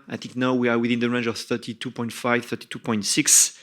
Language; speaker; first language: English; non-native, fluent; French